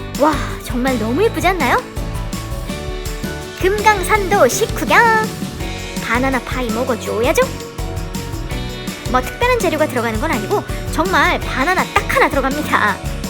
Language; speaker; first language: Korean; native; Korean